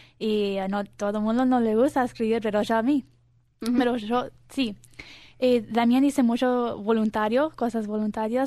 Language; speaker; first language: Spanish; early bilingual, heritage; Spanish